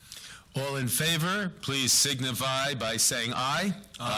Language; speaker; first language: English; native; English